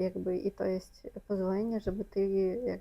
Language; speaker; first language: Polish; non-native, fluent; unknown